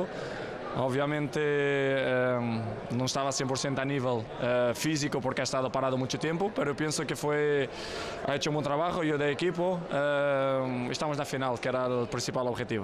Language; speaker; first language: Spanish; non-native, fluent; Portuguese